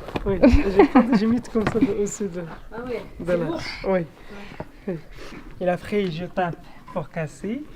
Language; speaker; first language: French; non-native, learner; Arabic